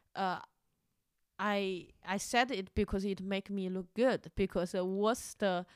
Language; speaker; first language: English; non-native, fluent; Chinese